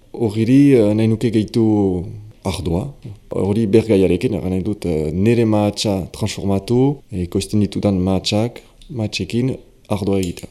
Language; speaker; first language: Basque; non-native, local second language; French